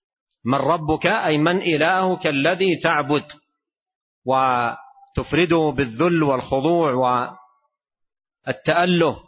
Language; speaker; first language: Arabic; native; Arabic